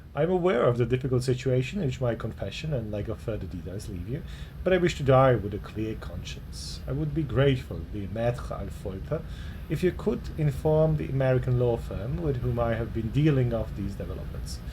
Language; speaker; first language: English; non-native, fluent; Slovak